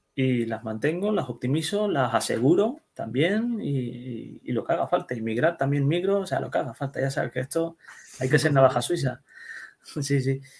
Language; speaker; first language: Spanish; early bilingual, other home language; Dutch